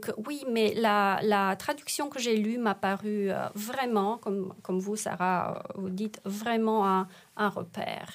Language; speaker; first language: French; non-native, fluent; Romanian